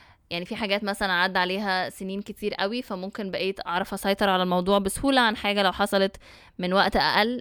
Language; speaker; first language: Arabic; early bilingual, heritage; Arabic